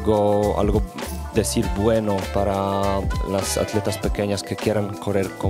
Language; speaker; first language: Spanish; non-native, learner; Polish